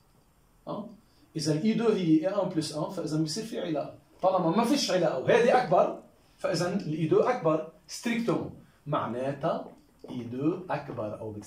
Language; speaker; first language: French; non-native, local second language; Arabic